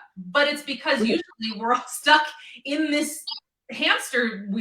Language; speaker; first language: English; native; English